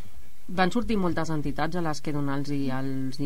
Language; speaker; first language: Catalan; native; Catalan